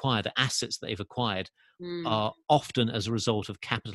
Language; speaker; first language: English; native; English